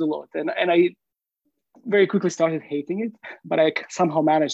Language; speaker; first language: English; non-native, fluent; Croatian